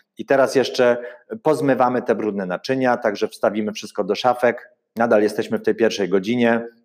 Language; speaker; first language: Polish; early bilingual, heritage; Polish